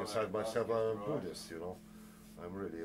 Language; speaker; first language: English; non-native, learner; Polish